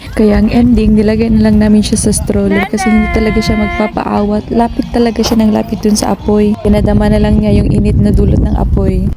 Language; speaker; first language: Filipino; native; Filipino